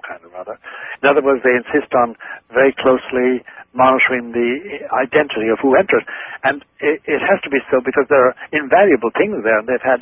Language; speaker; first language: English; non-native, local second language; Irish